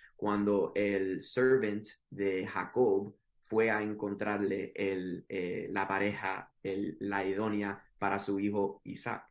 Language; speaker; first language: Spanish; early bilingual, heritage; Spanish